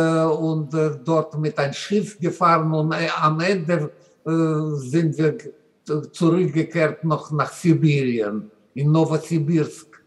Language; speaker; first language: German; non-native, learner; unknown